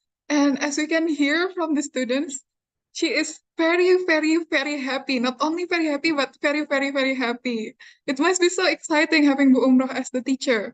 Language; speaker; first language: English; non-native, fluent; Indonesian